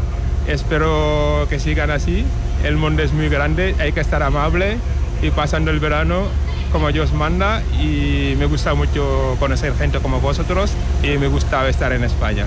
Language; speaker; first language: Spanish; non-native, learner; Wolof